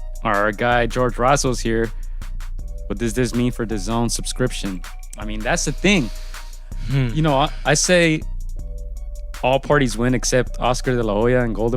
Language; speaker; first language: English; native; English